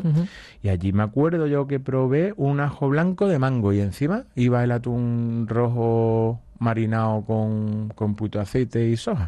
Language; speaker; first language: Spanish; native; Spanish